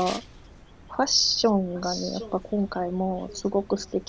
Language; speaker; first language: Japanese; native; Japanese